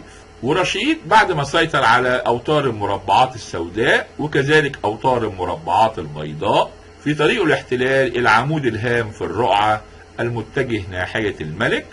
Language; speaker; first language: Arabic; native; Arabic